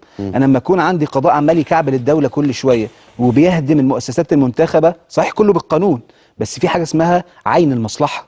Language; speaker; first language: Arabic; native; Arabic